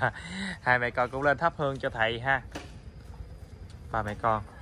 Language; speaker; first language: Vietnamese; native; Vietnamese